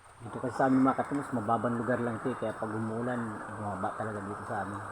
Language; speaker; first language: Filipino; non-native, local second language; Bikol